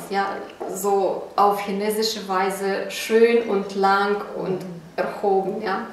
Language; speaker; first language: German; non-native, fluent; Russian